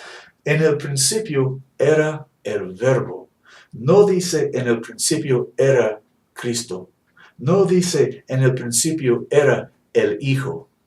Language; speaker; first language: Spanish; non-native, fluent; English